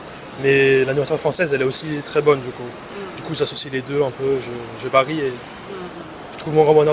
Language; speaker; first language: French; early bilingual, other home language; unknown